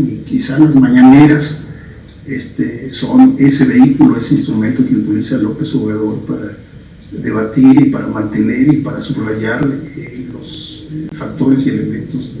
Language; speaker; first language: Spanish; native; Spanish